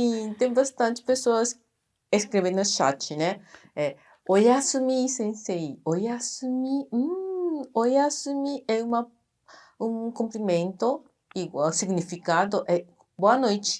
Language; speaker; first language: Portuguese; non-native, fluent; Japanese